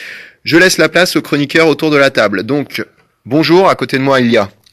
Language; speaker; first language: French; native; French